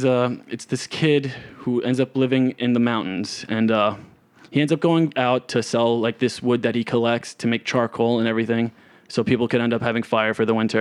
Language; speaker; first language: English; non-native, fluent; Italian